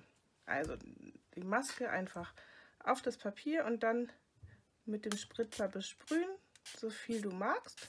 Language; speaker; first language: German; native; German